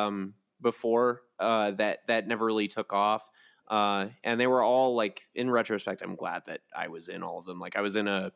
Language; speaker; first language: English; native; English